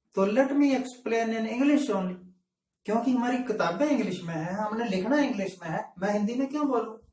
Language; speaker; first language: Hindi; non-native, local second language; Punjabi